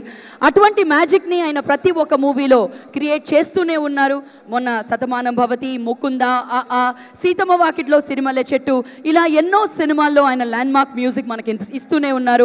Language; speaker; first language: Telugu; native; Telugu